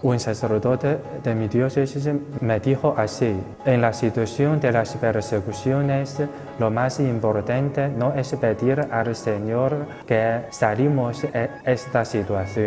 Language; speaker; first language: Spanish; non-native, fluent; Chinese